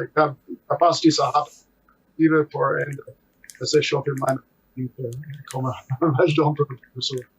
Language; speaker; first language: Albanian; non-native, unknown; English